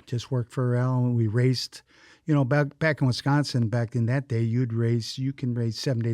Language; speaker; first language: English; native; English